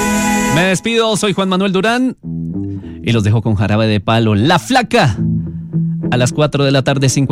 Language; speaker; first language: Spanish; native; Spanish